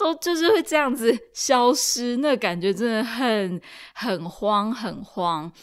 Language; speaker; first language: Chinese; native; Chinese